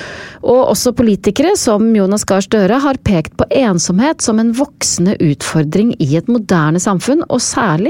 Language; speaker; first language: Norwegian; native; Norwegian